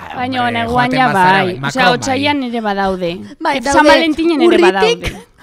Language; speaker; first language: Basque; native; Basque